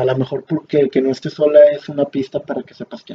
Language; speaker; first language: Spanish; native; Spanish